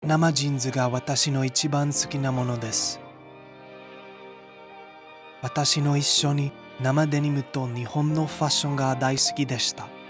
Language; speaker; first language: Japanese; non-native, learner; English